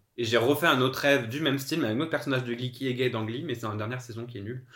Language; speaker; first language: French; native; French